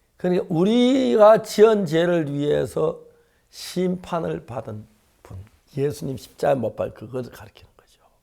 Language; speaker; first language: Korean; native; Korean